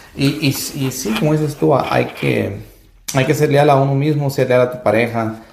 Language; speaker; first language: Spanish; early bilingual, heritage; Spanish